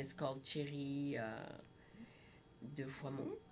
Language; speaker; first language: English; non-native, fluent; French